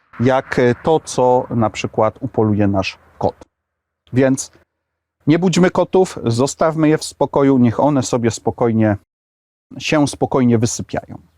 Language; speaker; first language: Polish; native; Polish